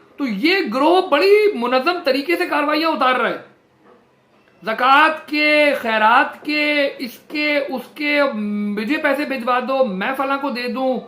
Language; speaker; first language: Urdu; non-native, local second language; Punjabi